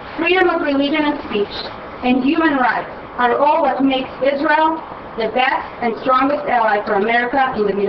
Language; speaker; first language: English; non-native, fluent; Hebrew